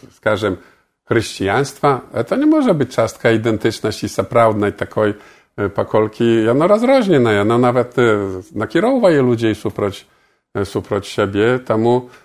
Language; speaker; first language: Polish; non-native, local second language; Belarusian